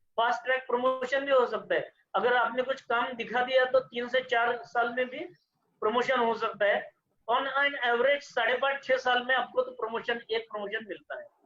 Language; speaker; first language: Hindi; non-native, local second language; Marathi